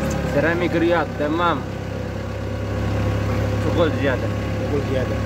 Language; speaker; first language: Arabic; non-native, learner; Filipino